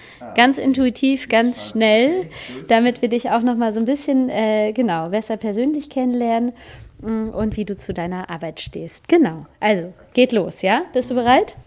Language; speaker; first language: German; native; German